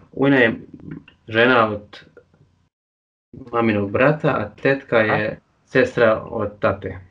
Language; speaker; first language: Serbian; early bilingual, heritage; Serbian